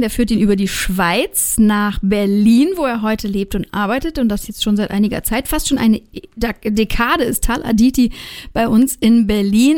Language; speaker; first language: German; native; German